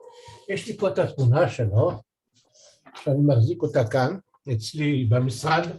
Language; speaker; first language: Hebrew; early bilingual, other home language; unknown